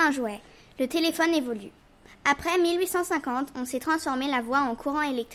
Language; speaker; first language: French; native; French